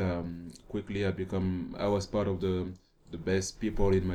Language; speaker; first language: English; non-native, fluent; French